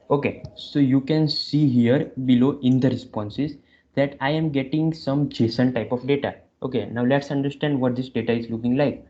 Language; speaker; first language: English; non-native, local second language; Gujarati